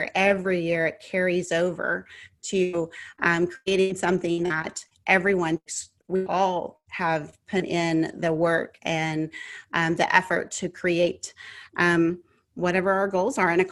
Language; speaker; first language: English; native; English